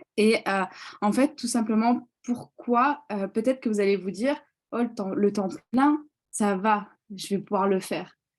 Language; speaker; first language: French; native; French